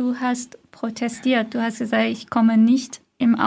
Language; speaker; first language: German; non-native, fluent; Persian